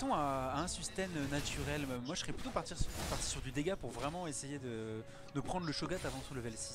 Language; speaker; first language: French; native; French